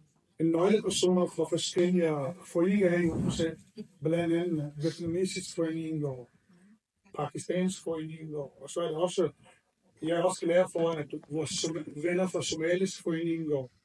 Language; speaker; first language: Danish; non-native, fluent; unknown